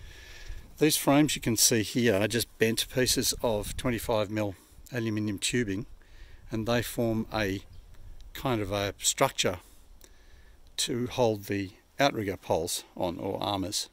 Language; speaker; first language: English; native; English